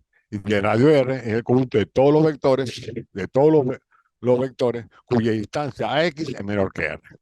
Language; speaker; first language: Spanish; native; Spanish